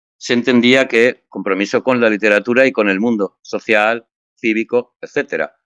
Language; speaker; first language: Spanish; native; Spanish